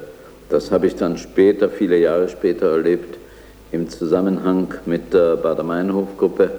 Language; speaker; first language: German; native; German